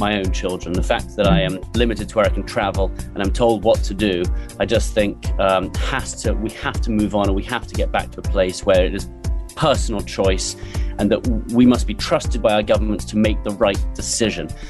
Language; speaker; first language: English; native; English